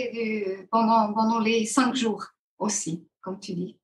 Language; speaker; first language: French; non-native, fluent; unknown